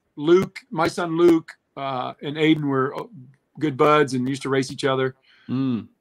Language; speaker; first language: English; native; English